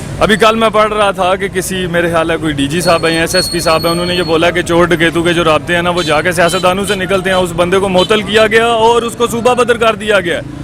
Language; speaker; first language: Urdu; non-native, local second language; Pahari-Potwari